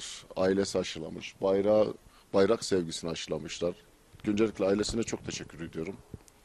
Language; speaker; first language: Turkish; native; Turkish